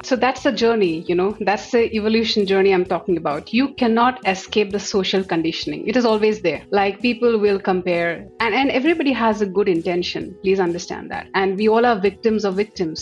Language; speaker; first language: English; non-native, local second language; Assamese